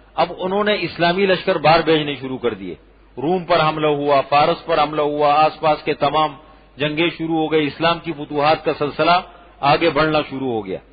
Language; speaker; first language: Urdu; non-native, local second language; Pashto